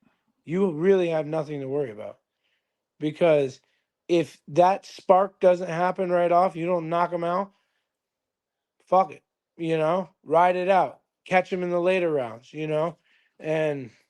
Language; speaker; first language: English; native; English